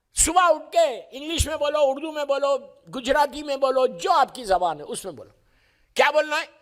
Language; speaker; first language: Urdu; native; Urdu